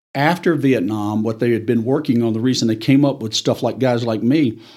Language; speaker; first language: English; native; English